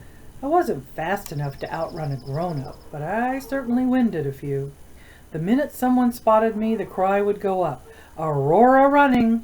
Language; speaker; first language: English; native; English